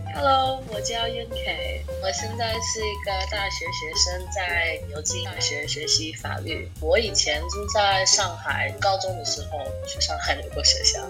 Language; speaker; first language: Chinese; non-native, fluent; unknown